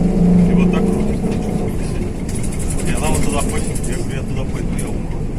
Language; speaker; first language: Russian; native; Russian